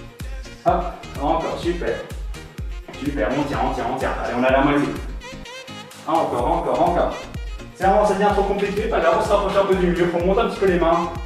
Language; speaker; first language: French; native; French